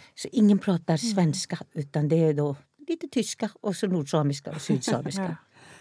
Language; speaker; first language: Swedish; non-native, local second language; Northern Sami